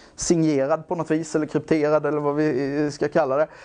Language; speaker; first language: Swedish; native; Swedish